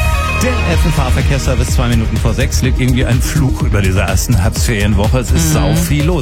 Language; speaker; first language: German; native; German